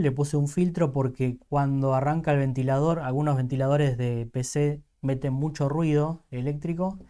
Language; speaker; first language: Spanish; native; Spanish